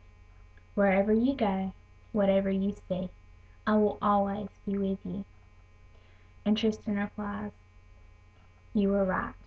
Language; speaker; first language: English; native; English